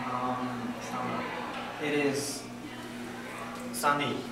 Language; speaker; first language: English; non-native, learner; Khmer